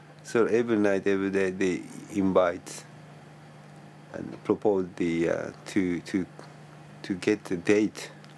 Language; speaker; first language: English; non-native, learner; Japanese